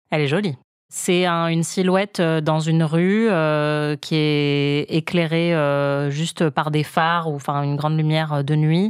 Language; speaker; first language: French; native; French